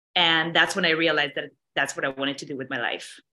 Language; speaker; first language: English; non-native, fluent; Spanish